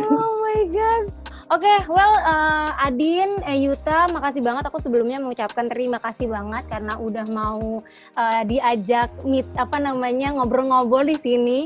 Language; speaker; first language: Indonesian; native; Indonesian